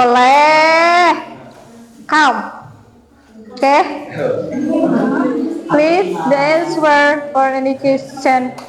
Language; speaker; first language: English; non-native, learner; Indonesian